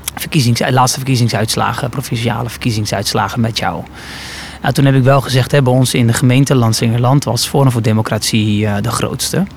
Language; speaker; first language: Dutch; early bilingual, other home language; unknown